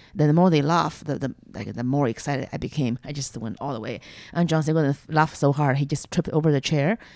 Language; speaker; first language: English; non-native, fluent; Chinese